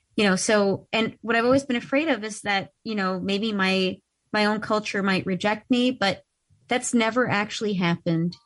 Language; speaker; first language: English; early bilingual, other home language; Ukrainian